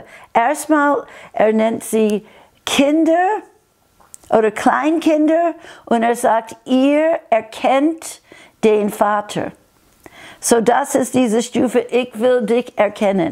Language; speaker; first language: German; non-native, fluent; English